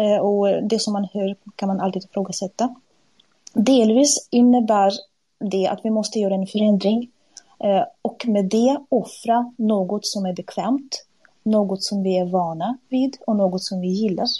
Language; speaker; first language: Swedish; non-native, fluent; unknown